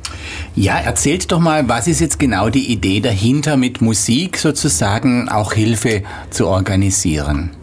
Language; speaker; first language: German; native; German